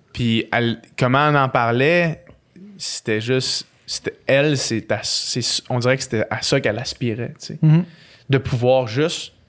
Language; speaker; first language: French; native; French